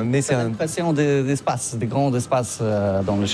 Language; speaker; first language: French; non-native, learner; Polish